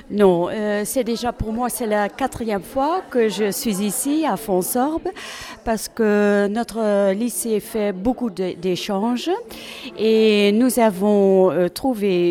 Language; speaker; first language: French; non-native, fluent; Dutch